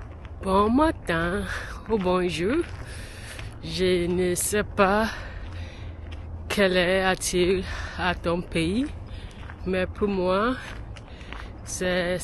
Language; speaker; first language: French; non-native, learner; English